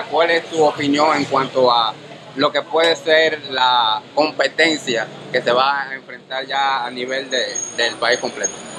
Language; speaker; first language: Spanish; native; Spanish